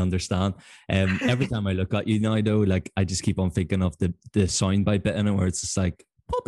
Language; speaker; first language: English; native; English